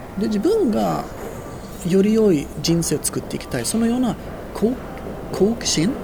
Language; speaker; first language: Japanese; non-native, fluent; Swedish